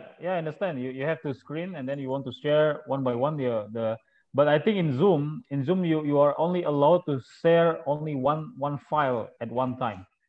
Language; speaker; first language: English; non-native, fluent; Indonesian